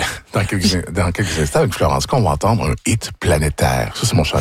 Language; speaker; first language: French; native; French